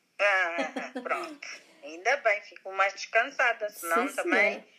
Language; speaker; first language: Portuguese; native; Portuguese